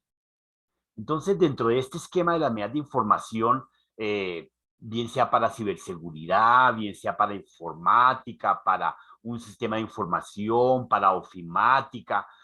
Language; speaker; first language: Spanish; native; Spanish